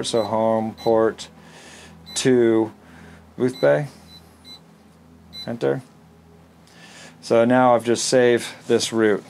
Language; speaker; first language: English; native; English